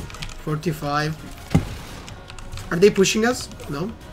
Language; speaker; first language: English; non-native, fluent; Italian